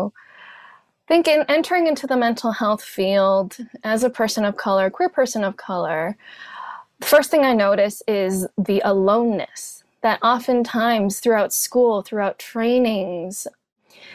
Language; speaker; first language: English; non-native, local second language; Cantonese